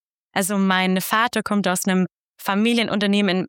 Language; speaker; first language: German; native; German